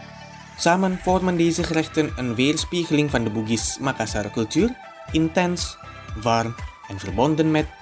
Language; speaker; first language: Dutch; non-native, fluent; Indonesian